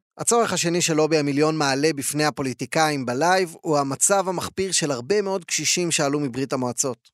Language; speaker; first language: Hebrew; native; Hebrew